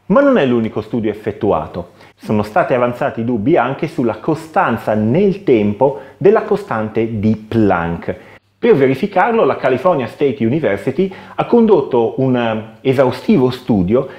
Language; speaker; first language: Italian; native; Italian